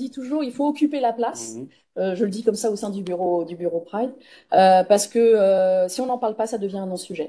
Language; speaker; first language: French; native; French